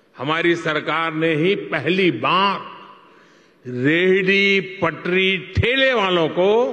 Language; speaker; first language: Hindi; non-native, local second language; Gujarati